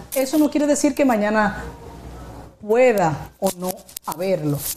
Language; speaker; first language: Spanish; native; Spanish